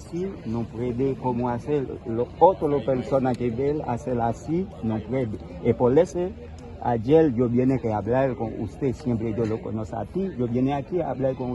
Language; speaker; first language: Spanish; non-native, learner; Haitian Creole